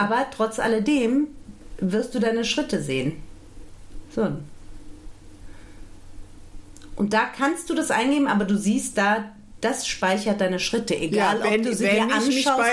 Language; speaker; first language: German; native; German